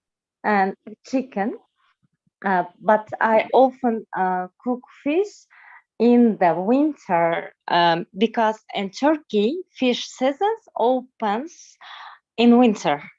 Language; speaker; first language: English; non-native, learner; Russian